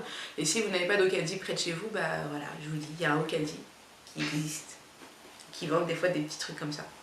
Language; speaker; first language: French; native; French